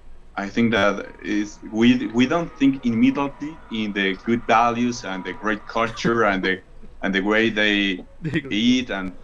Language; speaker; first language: English; non-native, learner; Spanish